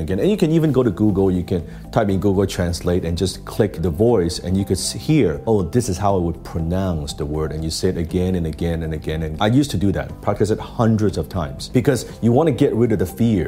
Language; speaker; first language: English; non-native, local second language; Cantonese